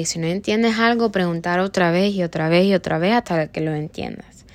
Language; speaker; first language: Spanish; early bilingual, heritage; Spanish